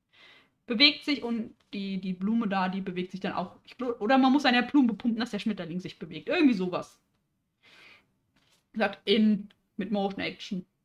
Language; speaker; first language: German; native; German